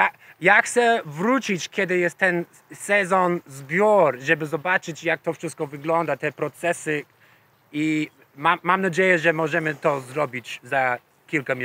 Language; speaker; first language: Polish; non-native, learner; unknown